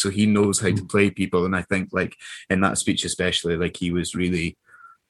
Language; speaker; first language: English; native; English